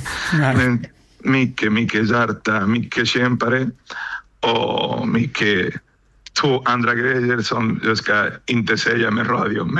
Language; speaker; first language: Swedish; non-native, learner; Spanish